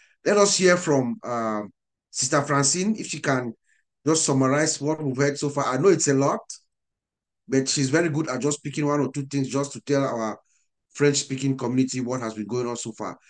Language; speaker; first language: English; native; English